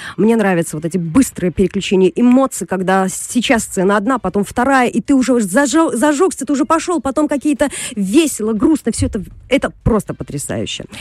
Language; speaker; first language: Russian; native; Russian